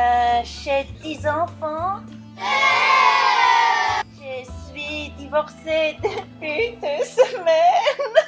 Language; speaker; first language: French; non-native, learner; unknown